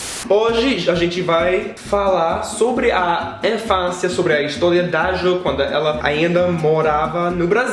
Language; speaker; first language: Portuguese; non-native, learner; English